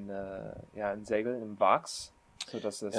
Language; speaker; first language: German; non-native, learner; English